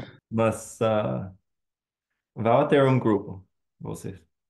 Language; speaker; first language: Portuguese; non-native, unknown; English